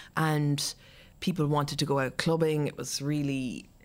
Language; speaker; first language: English; native; English